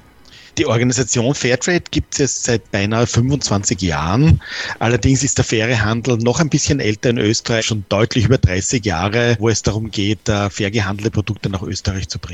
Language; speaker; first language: German; native; German